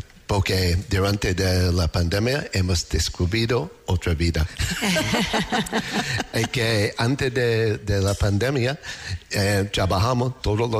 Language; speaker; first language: Spanish; non-native, learner; English